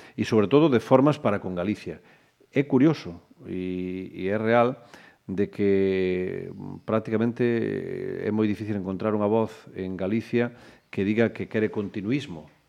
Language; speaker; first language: Galician; native; Galician